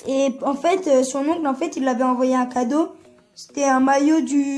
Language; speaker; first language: French; early bilingual, other home language; Turkish